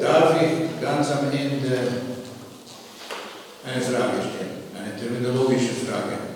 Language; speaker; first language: German; non-native, fluent; Slovenian